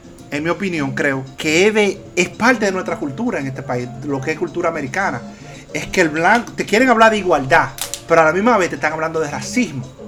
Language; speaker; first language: Spanish; early bilingual, heritage; Spanish